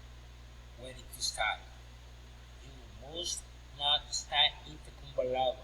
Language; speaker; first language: English; non-native, learner; Spanish